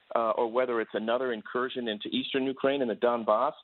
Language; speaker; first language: English; native; English